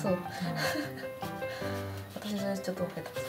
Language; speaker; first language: Japanese; non-native, learner; Spanish